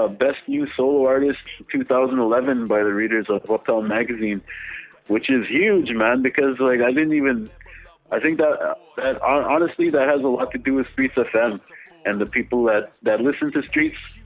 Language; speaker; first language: English; native; English